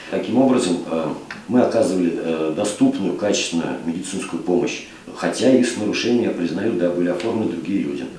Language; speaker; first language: Russian; native; Russian